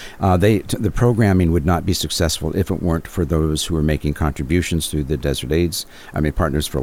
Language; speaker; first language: English; native; English